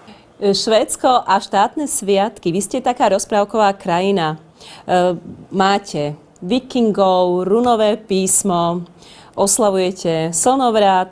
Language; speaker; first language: Slovak; native; Slovak